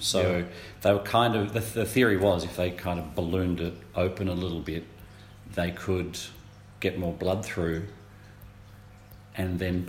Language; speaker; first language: English; native; English